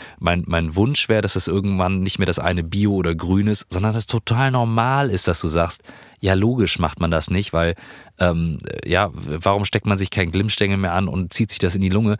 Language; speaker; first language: German; native; German